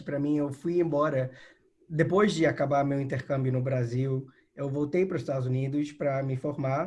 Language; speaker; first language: Portuguese; non-native, fluent; English